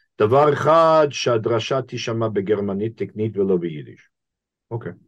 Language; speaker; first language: Hebrew; non-native, fluent; English